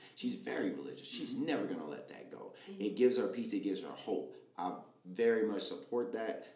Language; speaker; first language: English; native; English